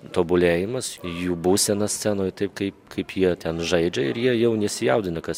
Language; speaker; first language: Lithuanian; native; Lithuanian